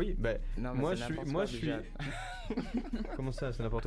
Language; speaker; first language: French; native; French